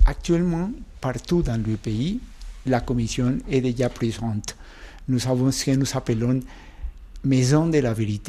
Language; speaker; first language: French; non-native, fluent; Spanish